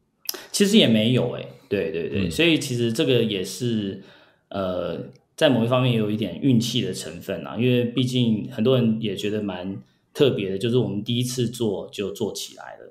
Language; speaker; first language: Chinese; early bilingual, heritage; Chinese